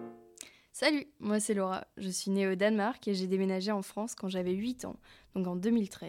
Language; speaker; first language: French; early bilingual, other home language; Danish